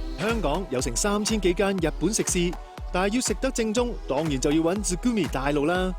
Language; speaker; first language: Cantonese; native; Cantonese